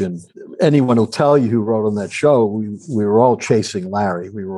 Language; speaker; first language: English; native; English